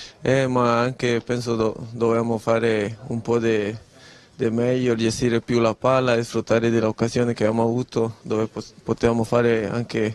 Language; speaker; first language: Italian; non-native, fluent; Spanish